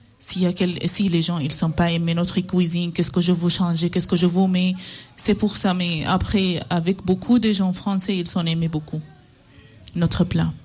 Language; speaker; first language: French; non-native, learner; Arabic